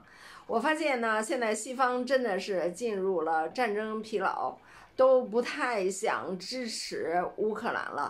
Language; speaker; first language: Chinese; native; Chinese